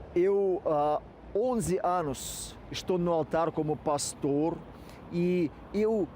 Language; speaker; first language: Portuguese; non-native, fluent; Russian